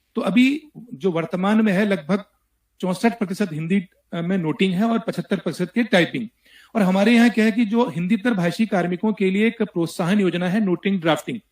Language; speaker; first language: Hindi; native; Hindi